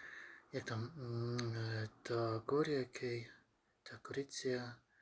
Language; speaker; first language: Greek; non-native, learner; Ukrainian